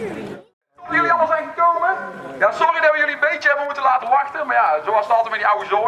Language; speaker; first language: Dutch; native; Dutch